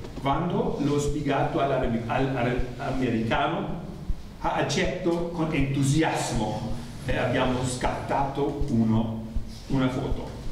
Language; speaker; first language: Italian; non-native, learner; German